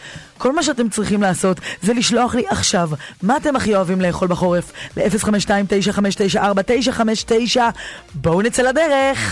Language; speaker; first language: Hebrew; native; Hebrew